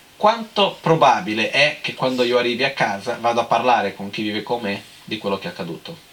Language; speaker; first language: Italian; non-native, fluent; Portuguese